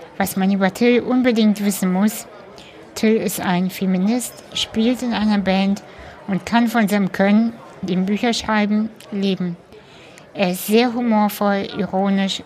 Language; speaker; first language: German; early bilingual, other home language; Russian